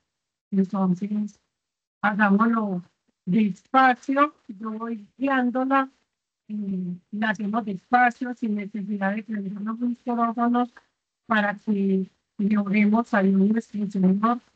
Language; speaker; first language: Spanish; native; Spanish